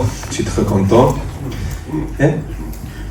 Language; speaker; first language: French; non-native, fluent; Spanish